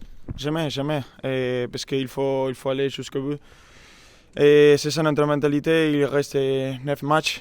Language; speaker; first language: French; non-native, learner; Spanish